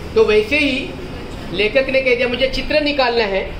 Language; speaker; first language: Hindi; non-native, local second language; Marathi